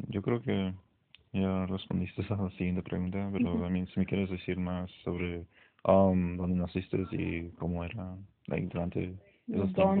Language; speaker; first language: Spanish; early bilingual, heritage; Spanish